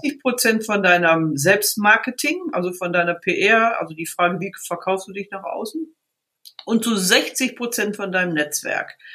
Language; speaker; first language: German; native; German